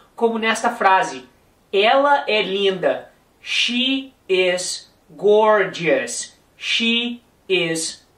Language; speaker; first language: Portuguese; native; Portuguese